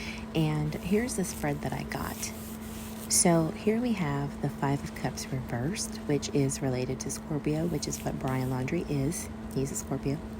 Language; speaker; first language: English; native; English